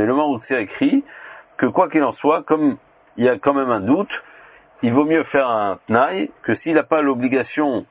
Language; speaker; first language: French; native; French